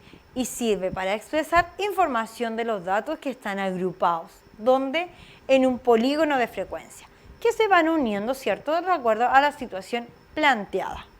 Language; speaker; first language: Spanish; native; Spanish